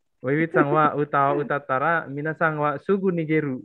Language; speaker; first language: Japanese; non-native, fluent; Indonesian